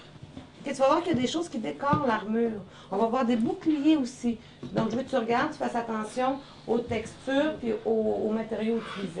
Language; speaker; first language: French; native; French